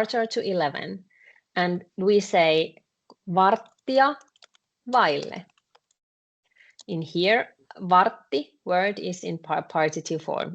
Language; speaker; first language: English; non-native, fluent; Finnish